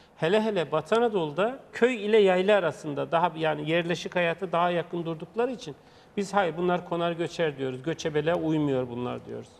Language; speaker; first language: Turkish; native; Turkish